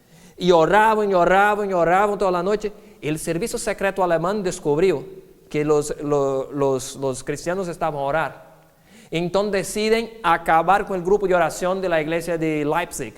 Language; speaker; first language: Spanish; non-native, fluent; Portuguese